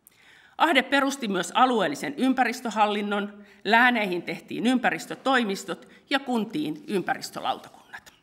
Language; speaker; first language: Finnish; native; Finnish